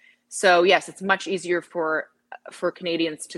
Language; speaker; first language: English; native; English